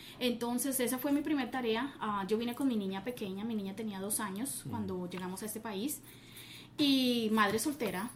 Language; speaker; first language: Spanish; native; Spanish